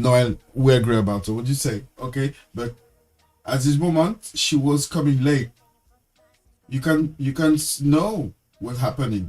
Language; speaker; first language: English; non-native, learner; French